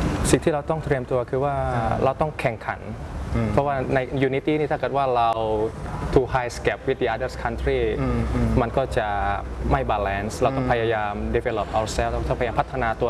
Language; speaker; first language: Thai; early bilingual, other home language; Indonesian